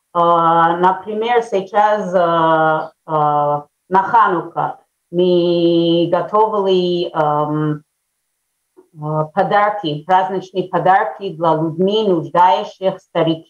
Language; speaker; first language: Russian; early bilingual, heritage; Russian